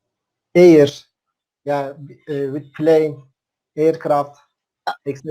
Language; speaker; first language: English; non-native, learner; Turkish